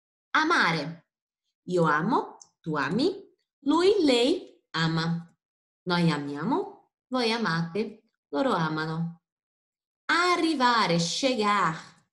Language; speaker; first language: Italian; non-native, fluent; Portuguese